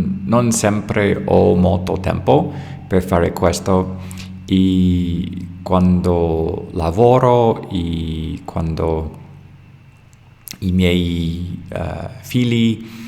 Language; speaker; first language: Italian; non-native, learner; English